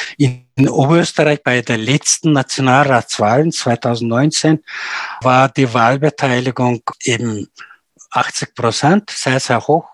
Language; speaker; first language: German; non-native, fluent; Turkish